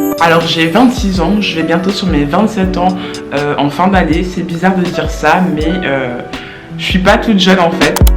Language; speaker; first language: French; native; French